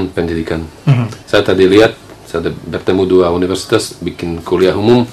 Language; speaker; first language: Indonesian; non-native, fluent; Slovak